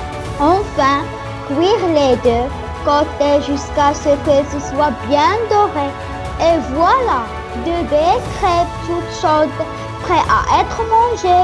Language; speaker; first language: French; non-native, learner; Arabic